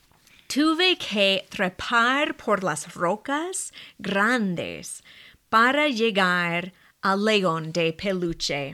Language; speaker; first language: Spanish; non-native, fluent; English